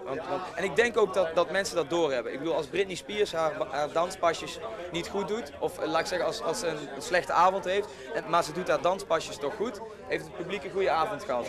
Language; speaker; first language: Dutch; native; Dutch